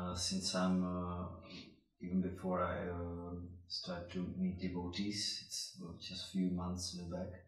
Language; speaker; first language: English; non-native, fluent; Czech